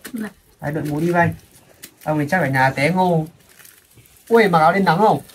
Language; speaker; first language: Vietnamese; native; Vietnamese